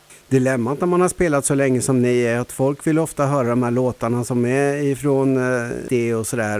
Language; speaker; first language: Swedish; native; Swedish